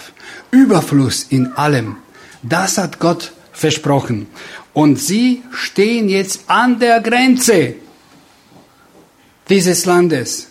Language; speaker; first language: German; non-native, fluent; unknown